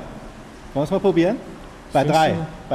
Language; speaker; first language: German; native; German